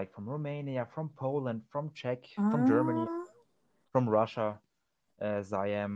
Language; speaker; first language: English; non-native, fluent; German